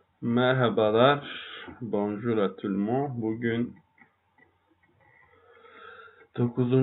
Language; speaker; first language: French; non-native, learner; Turkish